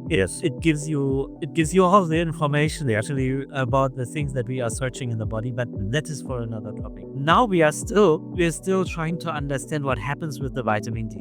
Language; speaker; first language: English; non-native, fluent; German